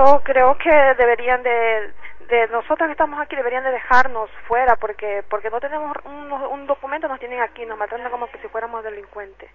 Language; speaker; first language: Spanish; native; Spanish